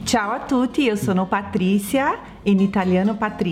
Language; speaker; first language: Italian; non-native, learner; Portuguese